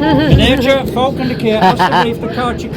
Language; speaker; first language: Dutch; native; Dutch